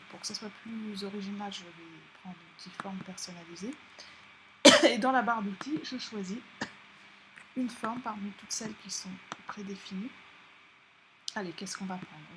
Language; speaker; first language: French; native; French